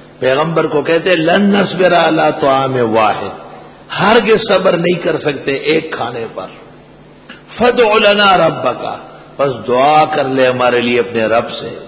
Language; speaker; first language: Urdu; non-native, local second language; Pashto